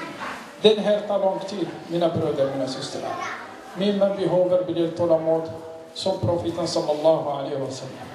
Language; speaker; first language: Swedish; non-native, learner; Arabic